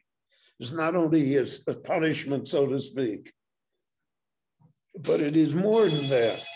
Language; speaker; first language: English; native; English